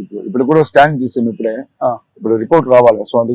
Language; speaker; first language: Telugu; non-native, local second language; Tamil